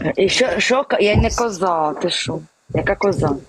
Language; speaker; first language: Ukrainian; native; Ukrainian